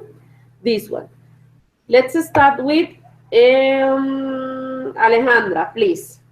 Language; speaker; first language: English; non-native, fluent; Spanish